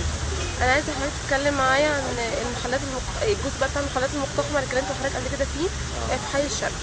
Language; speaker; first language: Arabic; native; Arabic